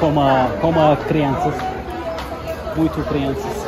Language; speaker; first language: Portuguese; non-native, learner; English